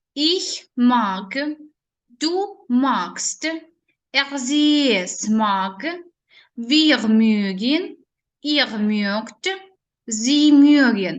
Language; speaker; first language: German; non-native, learner; Ukrainian